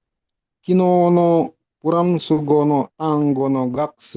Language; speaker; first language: Japanese; non-native, learner; Indonesian